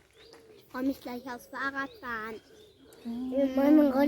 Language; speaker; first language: German; early bilingual, other home language; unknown